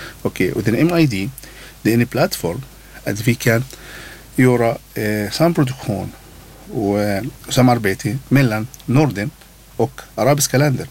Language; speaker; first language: Swedish; non-native, learner; Arabic